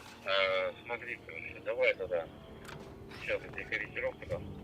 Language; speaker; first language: Russian; native; Russian